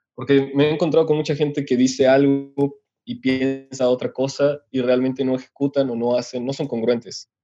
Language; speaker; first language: Spanish; native; Spanish